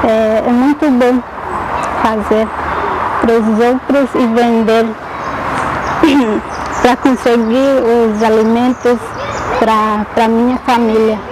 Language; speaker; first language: Portuguese; non-native, local second language; Guarani